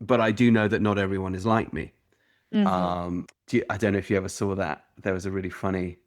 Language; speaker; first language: English; native; English